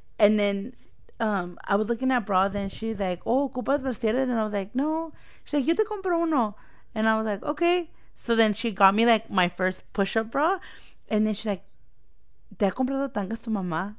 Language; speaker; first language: English; early bilingual, other home language; Spanish